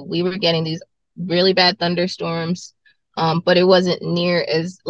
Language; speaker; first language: English; native; English